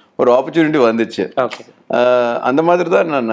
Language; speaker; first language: Tamil; non-native, learner; Telugu